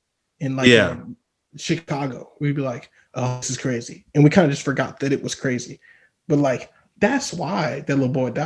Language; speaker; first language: English; native; English